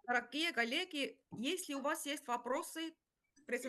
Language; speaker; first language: Russian; non-native, fluent; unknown